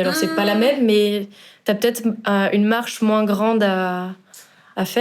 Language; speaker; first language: French; native; French